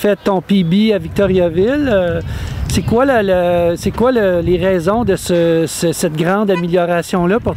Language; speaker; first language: French; native; French